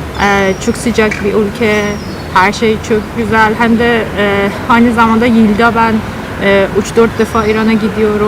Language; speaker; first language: Turkish; non-native, learner; Persian